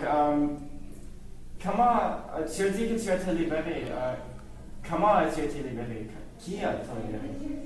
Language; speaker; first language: French; non-native, learner; English